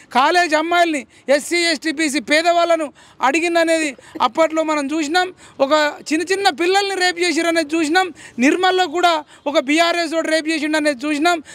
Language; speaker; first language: Telugu; native; Telugu